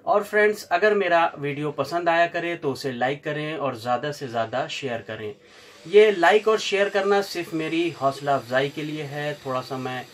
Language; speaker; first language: Hindi; native; Hindi